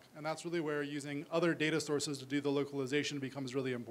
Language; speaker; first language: English; native; English